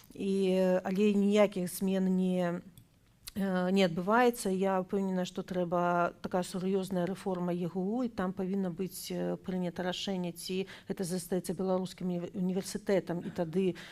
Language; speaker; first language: Belarusian; non-native, local second language; Russian